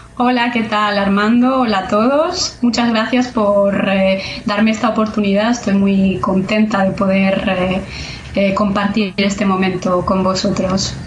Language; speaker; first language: Spanish; native; Spanish